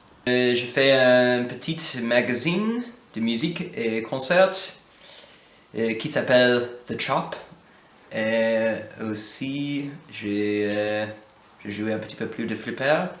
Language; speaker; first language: French; early bilingual, heritage; English